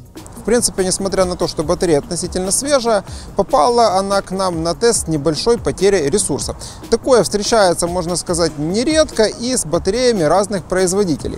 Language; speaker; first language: Russian; native; Russian